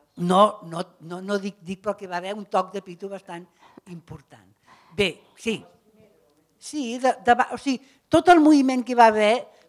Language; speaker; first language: Catalan; native; Catalan